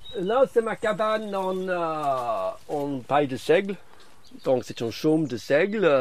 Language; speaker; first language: French; non-native, fluent; English